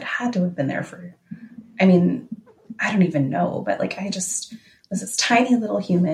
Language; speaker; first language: English; native; English